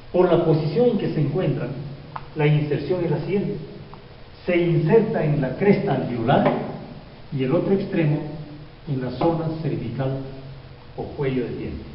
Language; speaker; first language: Spanish; native; Spanish